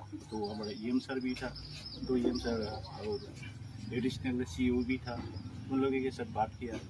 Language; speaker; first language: Hindi; non-native, local second language; Bodo